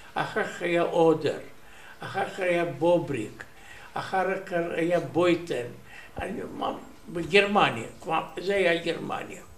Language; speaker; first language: Hebrew; non-native, learner; Romanian